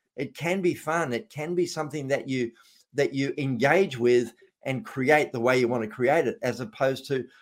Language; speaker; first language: English; native; English